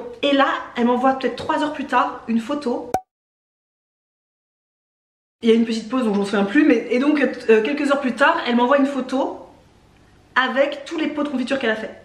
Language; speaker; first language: French; native; French